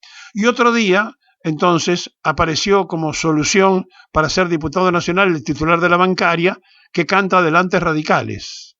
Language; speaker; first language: Spanish; native; Spanish